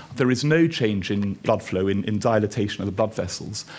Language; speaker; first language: English; native; English